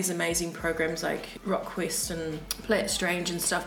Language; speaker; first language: English; native; English